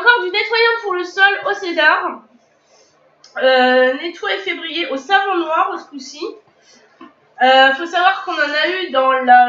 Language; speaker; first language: French; native; French